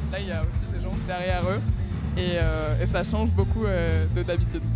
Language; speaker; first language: French; native; French